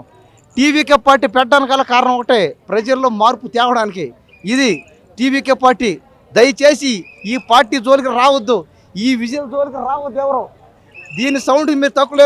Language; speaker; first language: Telugu; native; Telugu